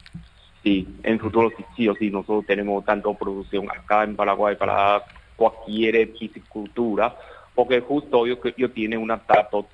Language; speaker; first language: Spanish; non-native, learner; Chinese